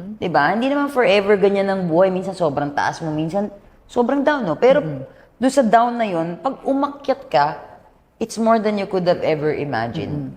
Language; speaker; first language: Filipino; native; Filipino